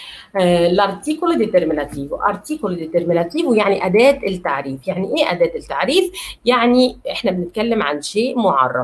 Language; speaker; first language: Arabic; native; Arabic